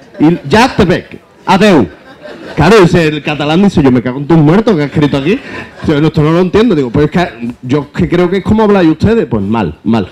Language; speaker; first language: Spanish; native; Spanish